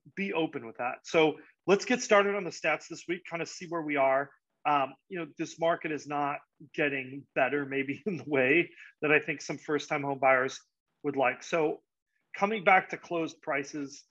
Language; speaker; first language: English; native; English